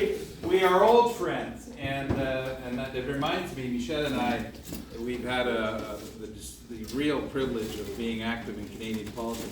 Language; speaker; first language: English; non-native, local second language; French